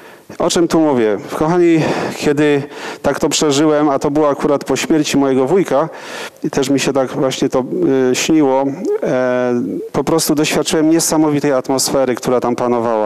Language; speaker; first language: Polish; native; Polish